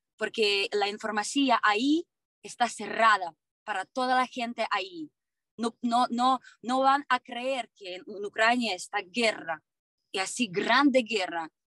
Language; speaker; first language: Spanish; non-native, learner; Ukrainian